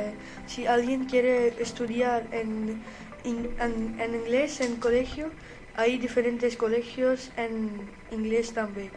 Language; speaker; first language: Spanish; non-native, learner; Urdu